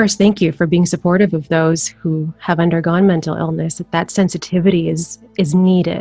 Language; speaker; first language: English; early bilingual, other home language; Filipino